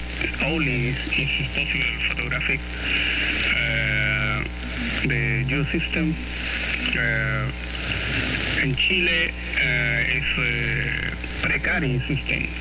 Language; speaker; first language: English; non-native, learner; Spanish